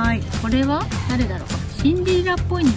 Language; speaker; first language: Japanese; native; Japanese